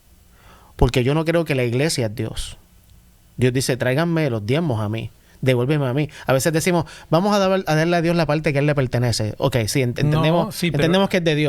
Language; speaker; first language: Spanish; native; Spanish